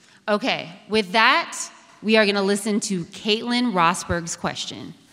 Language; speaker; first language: English; native; English